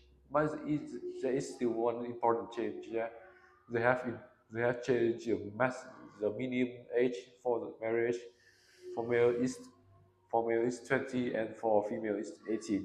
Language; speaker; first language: English; non-native, learner; Vietnamese